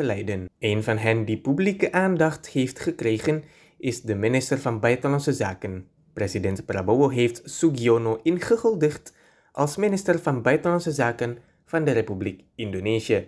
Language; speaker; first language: Dutch; non-native, fluent; Indonesian